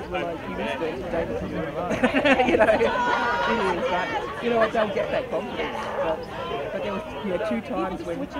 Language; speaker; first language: English; native; English